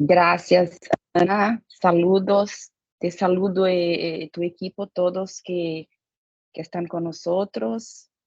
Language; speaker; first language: Spanish; non-native, fluent; Portuguese